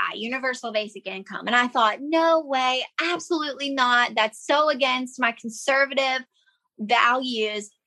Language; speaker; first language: English; native; English